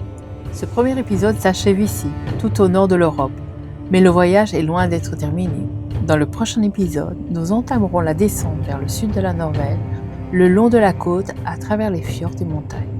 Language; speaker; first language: French; native; French